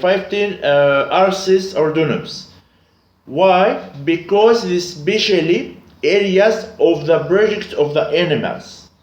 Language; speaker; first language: English; non-native, learner; Arabic